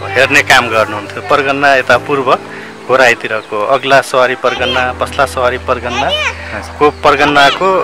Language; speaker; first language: Nepali; non-native, local second language; Dangaura Tharu